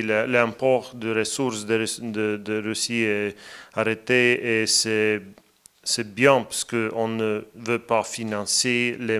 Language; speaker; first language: French; non-native, fluent; Latvian